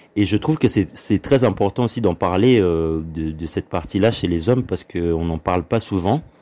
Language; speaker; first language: French; early bilingual, other home language; Lingala